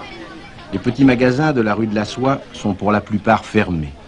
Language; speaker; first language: French; native; French